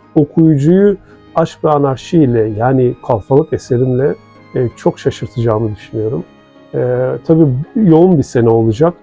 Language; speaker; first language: Turkish; non-native, local second language; Kurdish